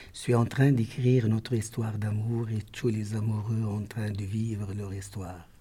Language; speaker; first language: French; non-native, local second language; Arabic